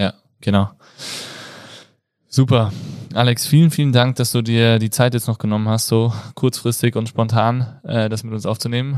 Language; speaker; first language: German; native; German